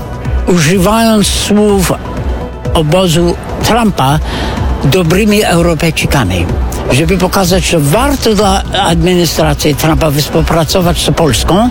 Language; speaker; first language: Polish; non-native, fluent; English